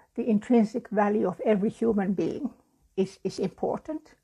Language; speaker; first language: English; non-native, fluent; Finnish